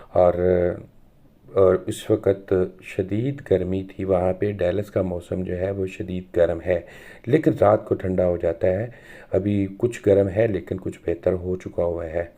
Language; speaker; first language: Urdu; non-native, local second language; Punjabi